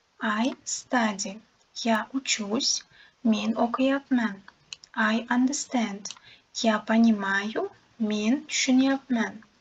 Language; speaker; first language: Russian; non-native, local second language; Uzbek